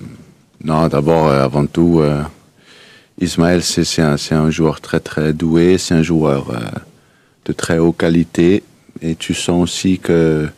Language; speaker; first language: French; non-native, fluent; Danish